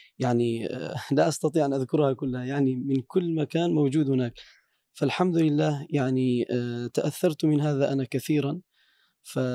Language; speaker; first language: Arabic; non-native, fluent; Turkish